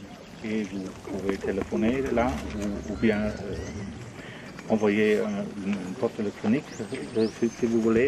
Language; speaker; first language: French; non-native, learner; German